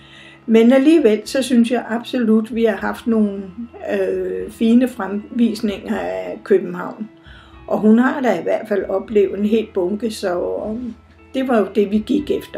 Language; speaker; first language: Danish; native; Danish